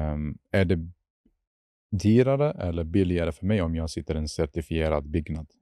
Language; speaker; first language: Swedish; non-native, fluent; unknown